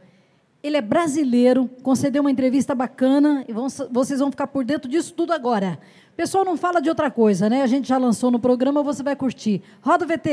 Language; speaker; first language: Portuguese; native; Portuguese